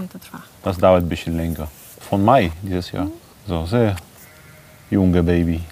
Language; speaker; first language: German; non-native, learner; Polish